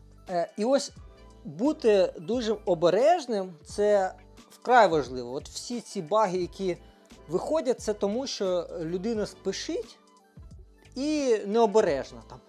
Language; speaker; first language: Ukrainian; non-native, fluent; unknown